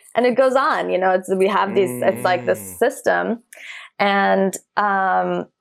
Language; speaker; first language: English; early bilingual, other home language; German